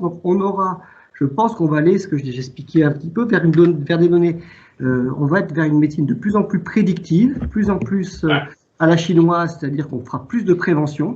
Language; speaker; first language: French; native; French